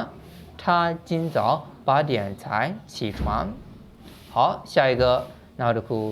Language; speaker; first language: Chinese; non-native, fluent; Burmese